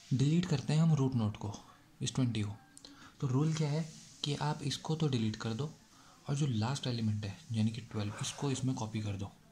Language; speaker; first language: Hindi; native; Hindi